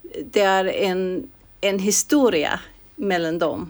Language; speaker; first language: Swedish; non-native, fluent; English